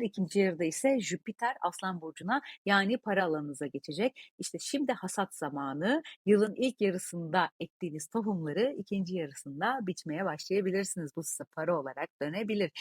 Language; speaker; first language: Turkish; native; Turkish